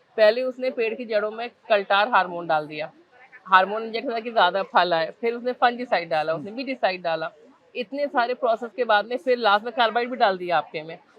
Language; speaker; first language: Hindi; native; Hindi